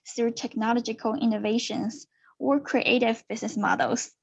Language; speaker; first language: English; non-native, fluent; Chinese